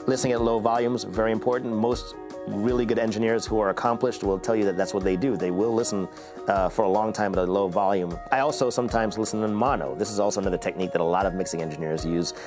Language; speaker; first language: English; native; English